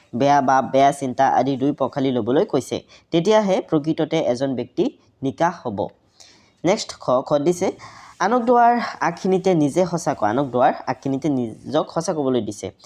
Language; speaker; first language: Assamese; native; Assamese